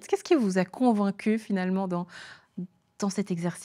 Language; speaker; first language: French; native; French